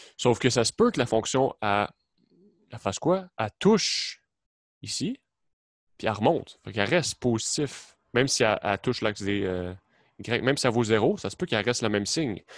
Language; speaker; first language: French; native; French